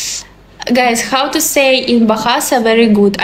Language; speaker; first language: English; non-native, learner; Russian